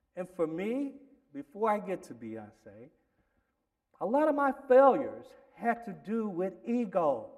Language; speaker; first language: English; native; English